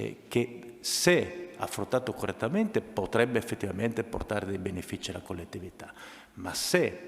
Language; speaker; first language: Italian; native; Italian